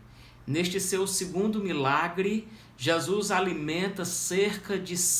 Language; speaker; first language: Portuguese; native; Portuguese